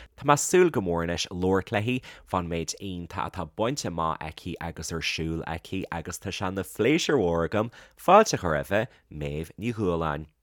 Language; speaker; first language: Irish; native; Irish